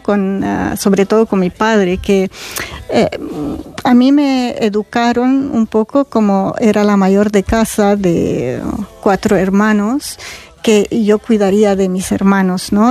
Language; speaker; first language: Spanish; non-native, fluent; Arabic